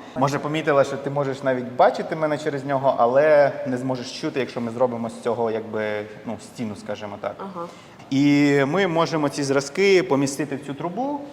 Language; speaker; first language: Ukrainian; native; Ukrainian